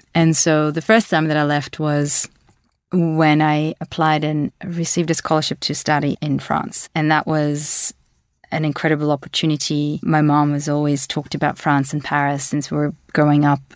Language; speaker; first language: English; early bilingual, other home language; Russian